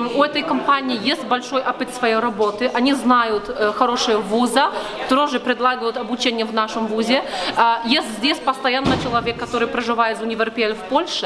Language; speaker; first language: Russian; non-native, learner; Polish